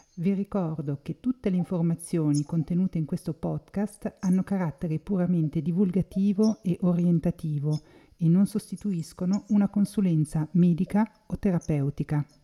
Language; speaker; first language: Italian; native; Italian